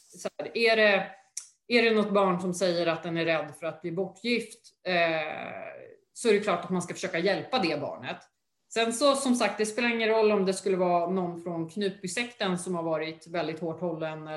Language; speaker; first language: Swedish; native; Swedish